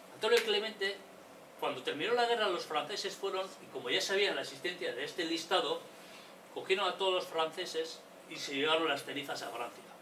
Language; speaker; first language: Spanish; non-native, local second language; Basque